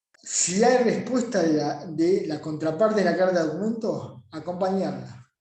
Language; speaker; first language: Spanish; native; Spanish